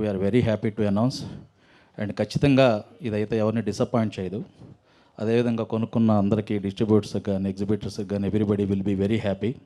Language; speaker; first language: Telugu; native; Telugu